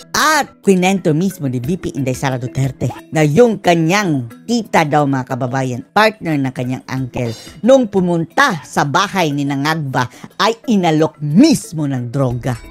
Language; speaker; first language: Filipino; native; Filipino